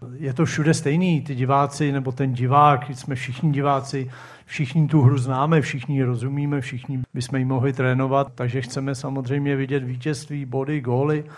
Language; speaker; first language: Czech; native; Czech